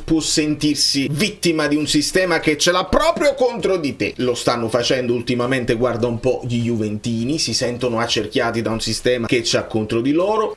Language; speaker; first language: Italian; native; Italian